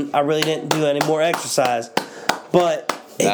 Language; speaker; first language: English; native; English